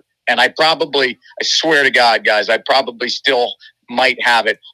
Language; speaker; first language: English; native; English